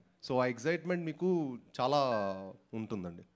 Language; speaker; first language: Telugu; native; Telugu